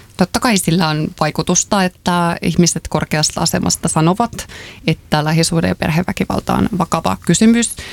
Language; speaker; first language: Finnish; native; Finnish